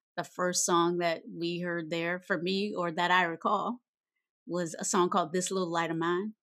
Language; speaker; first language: English; native; English